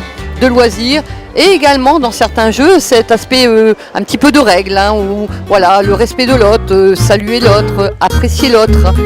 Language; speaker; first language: French; native; French